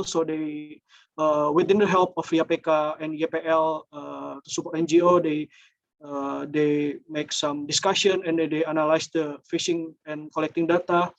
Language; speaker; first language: English; non-native, fluent; Indonesian